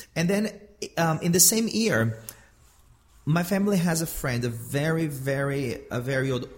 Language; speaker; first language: English; non-native, fluent; Portuguese